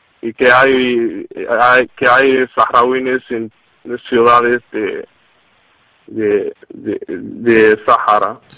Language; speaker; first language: Spanish; non-native, learner; Arabic